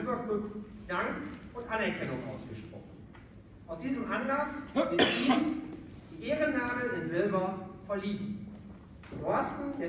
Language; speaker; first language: German; native; German